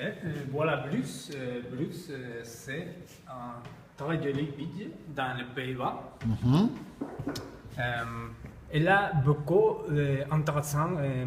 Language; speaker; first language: French; non-native, learner; Spanish